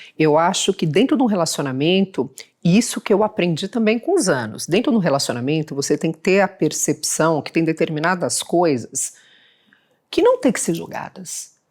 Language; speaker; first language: Portuguese; early bilingual, other home language; Spanish